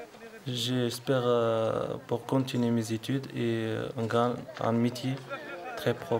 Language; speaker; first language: French; non-native, local second language; Arabic